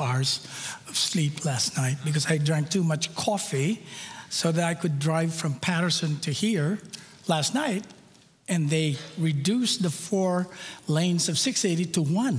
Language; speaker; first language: English; non-native, local second language; Filipino